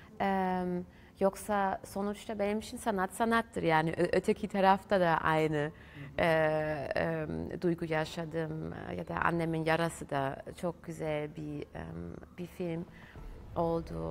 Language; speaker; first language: Turkish; early bilingual, heritage; German